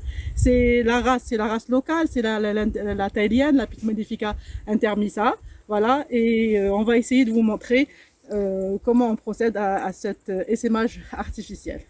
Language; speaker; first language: French; non-native, local second language; Arabic